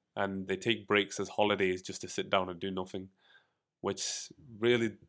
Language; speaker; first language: English; early bilingual, other home language; Hindi